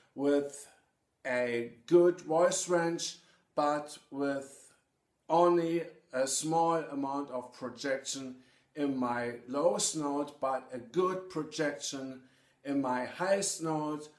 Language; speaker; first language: English; non-native, fluent; German